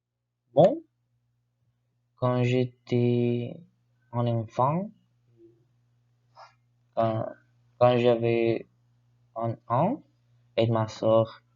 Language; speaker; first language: French; non-native, learner; Spanish